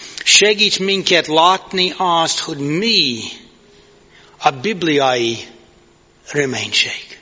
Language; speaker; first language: Hungarian; non-native, fluent; English